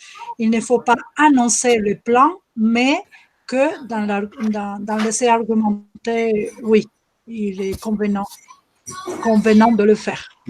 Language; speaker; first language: French; non-native, fluent; Spanish